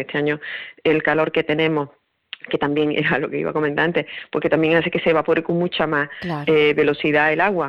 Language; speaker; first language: Spanish; native; Spanish